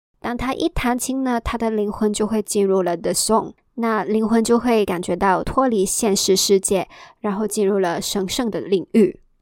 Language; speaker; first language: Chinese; non-native, local second language; Cantonese